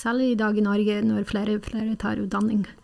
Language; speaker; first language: Norwegian; non-native, fluent; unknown